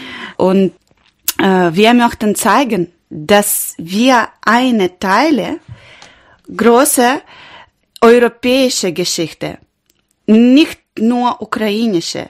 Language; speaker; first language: German; non-native, learner; Ukrainian